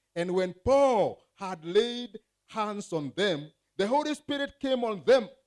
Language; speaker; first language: English; non-native, local second language; Swahili